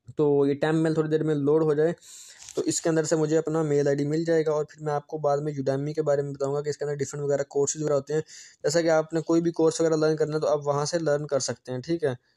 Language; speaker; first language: Hindi; native; Hindi